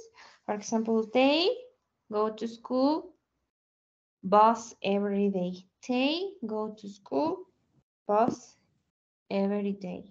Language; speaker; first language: English; non-native, learner; Spanish